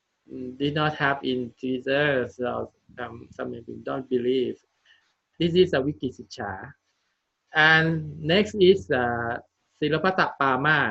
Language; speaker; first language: English; non-native, learner; Thai